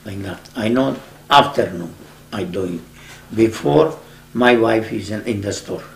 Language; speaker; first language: English; non-native, learner; Macedonian